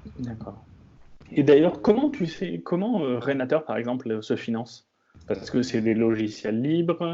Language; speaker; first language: French; native; French